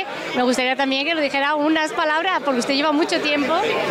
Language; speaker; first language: Spanish; native; Spanish